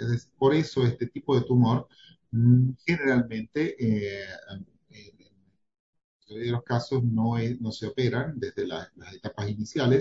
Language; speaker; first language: Spanish; native; Spanish